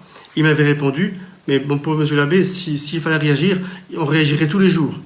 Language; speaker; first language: French; native; French